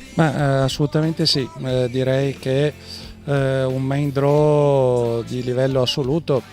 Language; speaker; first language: Italian; native; Italian